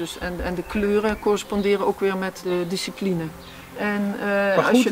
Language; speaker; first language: Dutch; native; Dutch